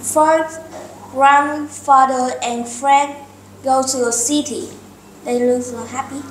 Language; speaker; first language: English; non-native, learner; Vietnamese